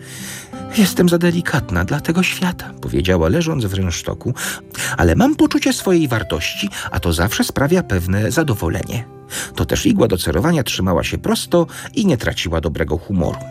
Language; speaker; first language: Polish; native; Polish